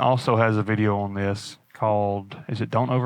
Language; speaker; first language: English; native; English